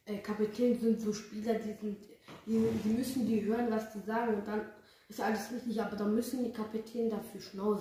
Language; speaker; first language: German; early bilingual, other home language; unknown